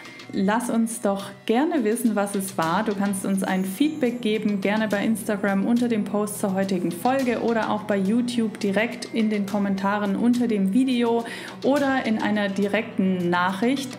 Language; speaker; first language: German; native; German